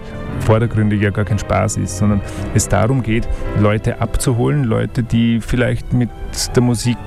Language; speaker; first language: German; native; German